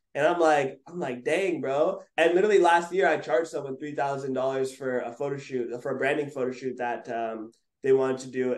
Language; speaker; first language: English; native; English